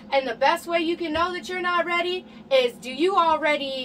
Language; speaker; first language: English; native; English